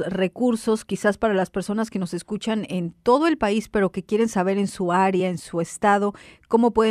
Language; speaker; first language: Spanish; native; Spanish